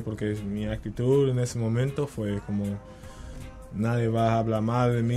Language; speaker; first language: Spanish; non-native, learner; English